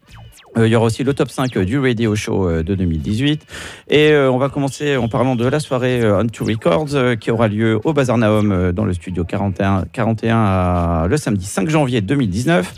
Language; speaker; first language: French; native; French